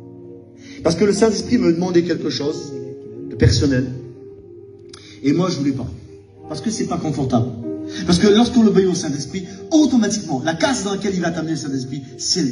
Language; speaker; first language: French; native; French